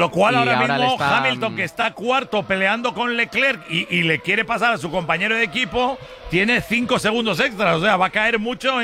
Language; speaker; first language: Spanish; native; Spanish